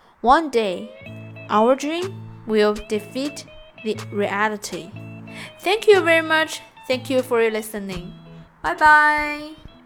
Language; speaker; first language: English; non-native, fluent; Chinese